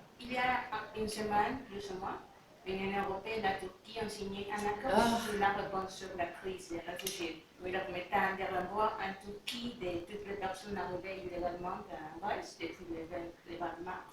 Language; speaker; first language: French; non-native, learner; Spanish